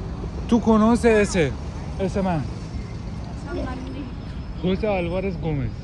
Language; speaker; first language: Spanish; non-native, learner; Persian